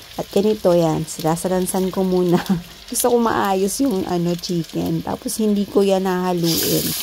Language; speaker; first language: Filipino; non-native, local second language; Iloko